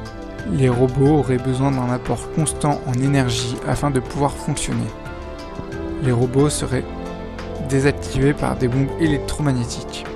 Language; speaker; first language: French; native; French